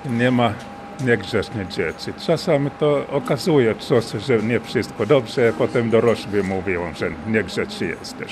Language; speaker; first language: Polish; non-native, learner; Finnish